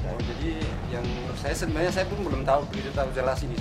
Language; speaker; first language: Indonesian; non-native, local second language; Chinese